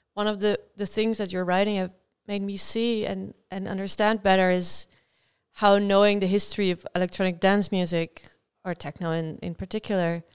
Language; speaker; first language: English; non-native, fluent; Dutch